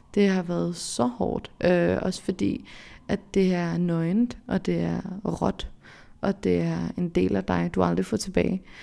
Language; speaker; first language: Danish; early bilingual, other home language; Central Kurdish